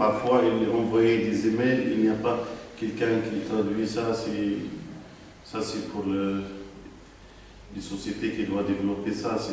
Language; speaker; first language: French; non-native, local second language; Arabic